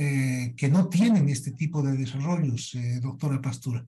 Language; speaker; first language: Spanish; native; Spanish